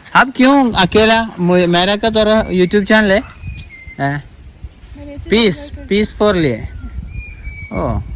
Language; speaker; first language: Hindi; non-native, learner; Malayalam